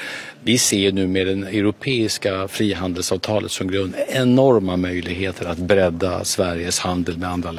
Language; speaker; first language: Swedish; native; Swedish